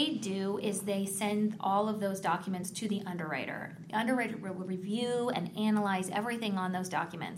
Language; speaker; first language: English; native; English